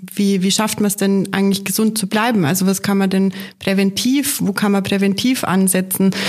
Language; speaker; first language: German; native; German